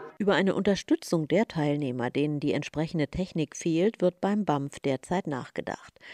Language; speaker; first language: German; native; German